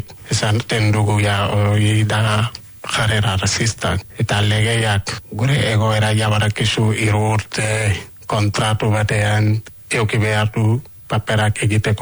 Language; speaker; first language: Basque; non-native, learner; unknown